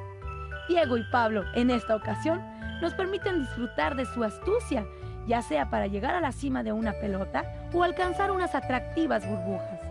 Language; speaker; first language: Spanish; native; Spanish